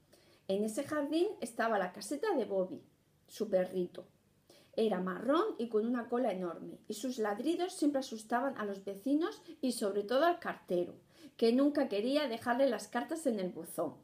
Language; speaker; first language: Spanish; native; Spanish